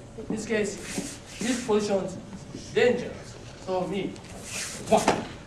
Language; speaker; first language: English; non-native, learner; Japanese